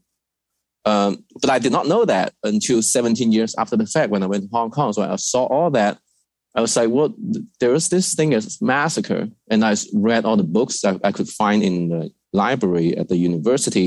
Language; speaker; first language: English; non-native, fluent; Cantonese